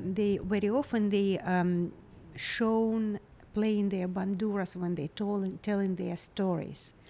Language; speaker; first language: English; non-native, fluent; Ukrainian